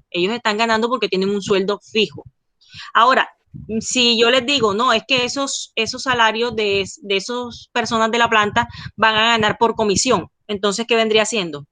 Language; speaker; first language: Spanish; native; Spanish